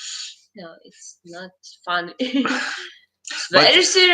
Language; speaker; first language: English; non-native, learner; Ukrainian